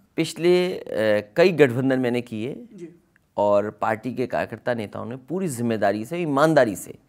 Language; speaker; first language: Hindi; native; Hindi